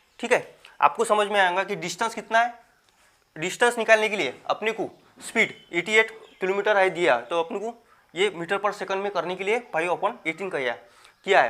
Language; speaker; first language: Hindi; non-native, local second language; Marathi